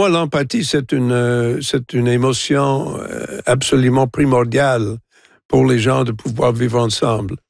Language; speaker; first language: French; non-native, local second language; English